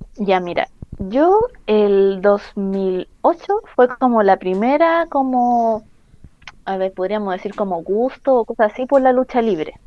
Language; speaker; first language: Spanish; native; Spanish